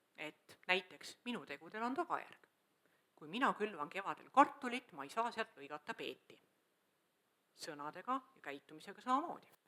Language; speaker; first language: Estonian; native; Estonian